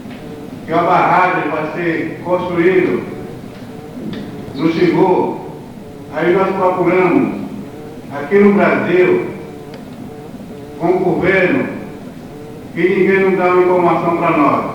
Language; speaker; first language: Portuguese; non-native, local second language; Kayapó